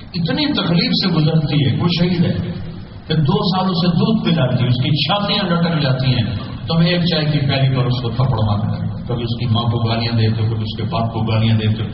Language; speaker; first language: Urdu; non-native, local second language; Punjabi